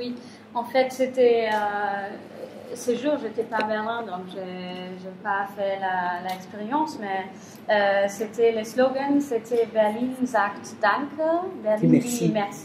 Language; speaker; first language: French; non-native, fluent; German